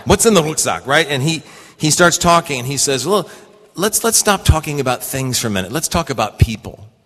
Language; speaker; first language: English; native; English